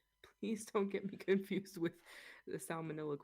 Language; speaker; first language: English; native; English